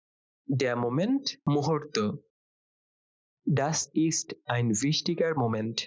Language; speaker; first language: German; non-native, fluent; Bangla